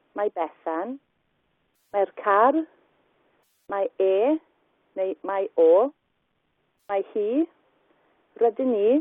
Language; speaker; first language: Welsh; non-native, learner; English